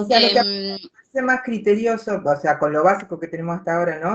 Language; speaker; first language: Spanish; native; Spanish